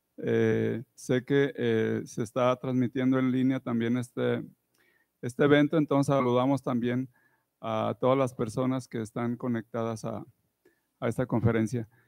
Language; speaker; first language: Spanish; native; Spanish